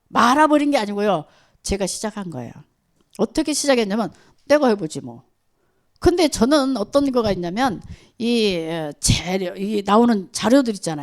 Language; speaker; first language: Korean; native; Korean